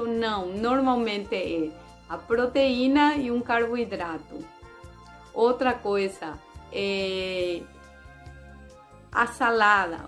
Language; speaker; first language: Portuguese; non-native, fluent; Spanish